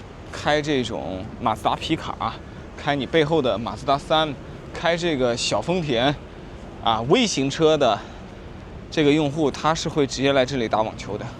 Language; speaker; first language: Chinese; native; Chinese